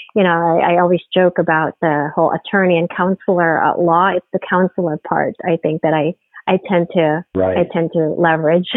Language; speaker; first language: English; non-native, local second language; Filipino